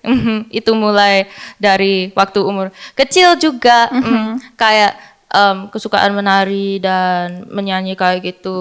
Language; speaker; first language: Indonesian; early bilingual, heritage; English